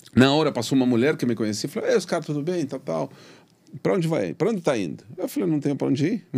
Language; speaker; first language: Portuguese; non-native, fluent; Spanish